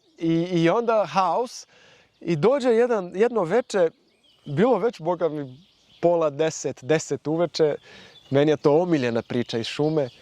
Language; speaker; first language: Serbian; non-native, fluent; Portuguese